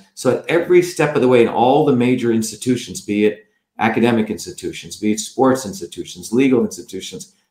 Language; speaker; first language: English; non-native, local second language; Tamil